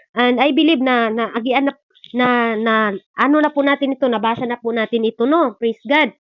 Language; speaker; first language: Filipino; non-native, local second language; Cebuano